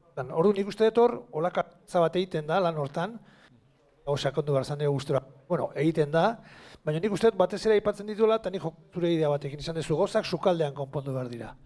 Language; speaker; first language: Basque; native; Basque